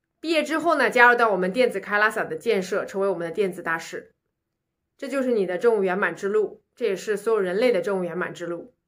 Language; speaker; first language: Chinese; native; Chinese